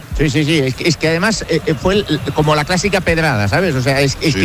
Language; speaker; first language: Spanish; native; Spanish